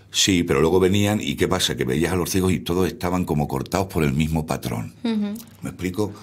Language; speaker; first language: Spanish; native; Spanish